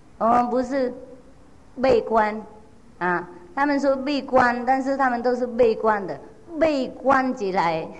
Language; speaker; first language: Chinese; non-native, fluent; Vietnamese